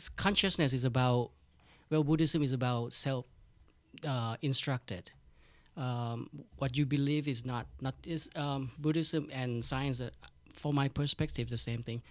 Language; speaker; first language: English; non-native, learner; Thai